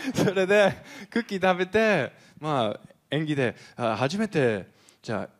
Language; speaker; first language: Japanese; non-native, fluent; English